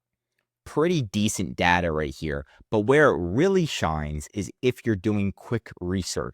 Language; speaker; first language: English; native; English